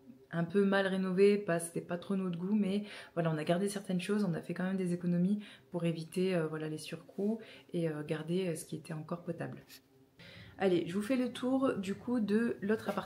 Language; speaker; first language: French; native; French